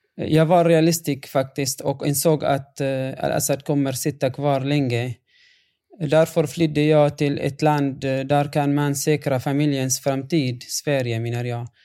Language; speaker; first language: Swedish; non-native, fluent; Arabic